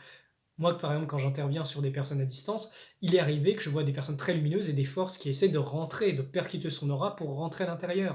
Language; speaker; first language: French; native; French